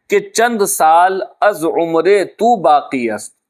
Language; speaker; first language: Persian; non-native, fluent; Urdu